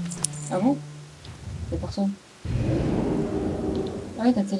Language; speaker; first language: French; native; French